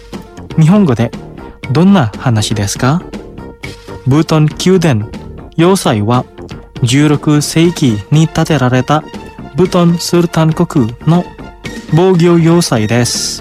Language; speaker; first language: Japanese; non-native, fluent; Indonesian